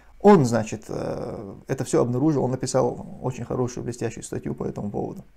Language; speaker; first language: Russian; non-native, local second language; Chechen